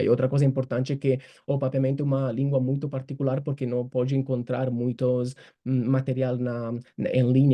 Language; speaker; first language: Portuguese; non-native, fluent; Italian